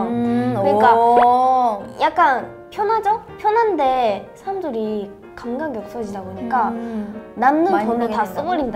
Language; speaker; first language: Korean; non-native, fluent; Japanese